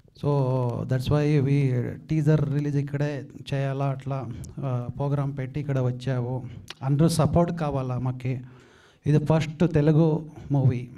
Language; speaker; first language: Telugu; non-native, learner; Kannada